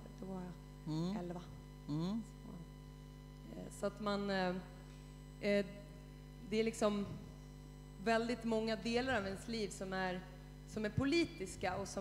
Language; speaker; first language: Swedish; native; Swedish